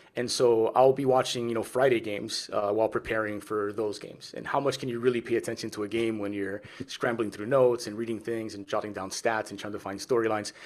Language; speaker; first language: English; early bilingual, other home language; Spanish